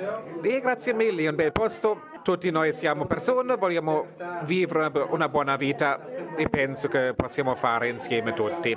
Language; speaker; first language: Italian; non-native, fluent; German